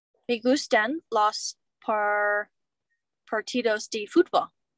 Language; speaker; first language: Spanish; non-native, learner; English